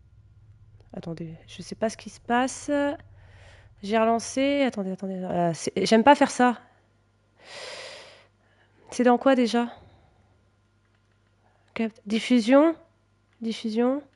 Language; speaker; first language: French; native; French